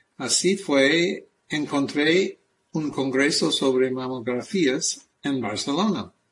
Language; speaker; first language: Spanish; non-native, fluent; English